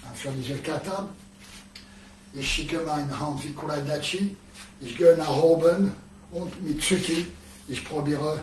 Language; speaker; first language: German; non-native, learner; French